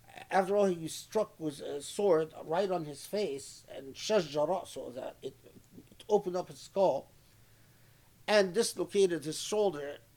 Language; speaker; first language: English; non-native, fluent; Arabic